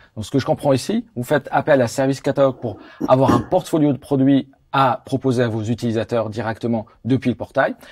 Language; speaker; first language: French; native; French